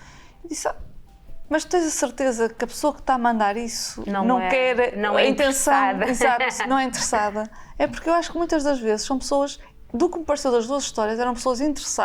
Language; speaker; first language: Portuguese; native; Portuguese